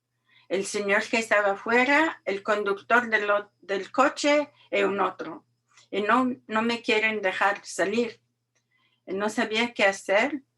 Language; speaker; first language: Spanish; non-native, learner; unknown